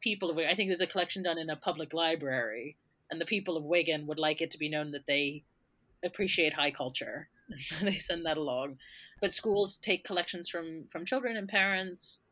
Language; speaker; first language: English; native; English